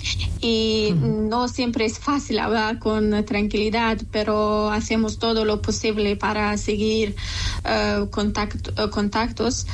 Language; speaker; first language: Spanish; non-native, local second language; Persian